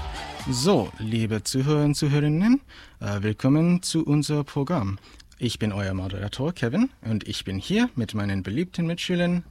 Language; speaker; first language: German; non-native, fluent; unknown